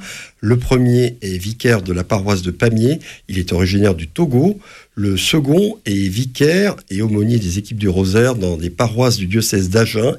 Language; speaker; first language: French; native; French